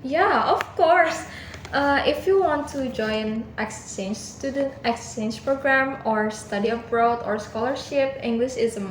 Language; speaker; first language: English; non-native, learner; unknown